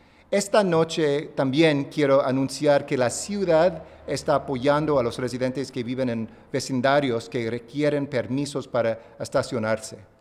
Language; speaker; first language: Spanish; non-native, fluent; English